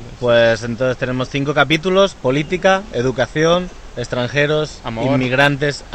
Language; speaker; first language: Spanish; native; Spanish